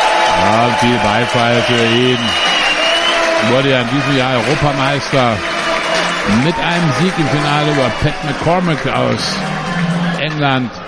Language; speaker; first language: German; native; German